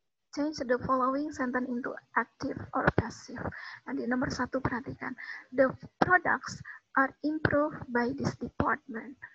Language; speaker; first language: English; non-native, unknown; Indonesian